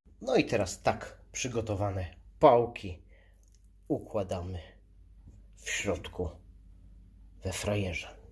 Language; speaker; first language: Polish; native; Polish